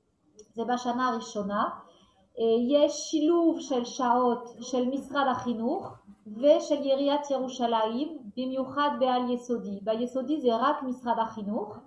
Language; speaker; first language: Hebrew; non-native, fluent; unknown